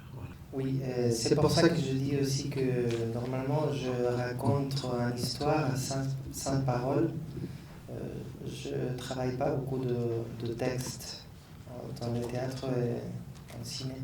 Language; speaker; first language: French; non-native, learner; Spanish